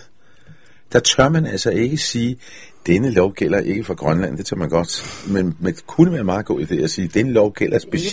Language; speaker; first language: Danish; non-native, fluent; Hebrew